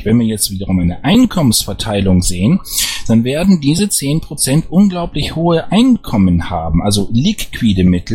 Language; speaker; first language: German; native; German